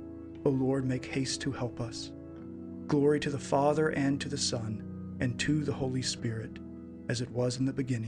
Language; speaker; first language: English; native; English